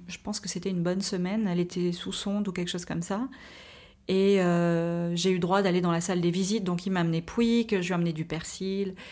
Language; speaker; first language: French; native; French